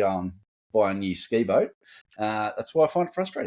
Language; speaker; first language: English; native; English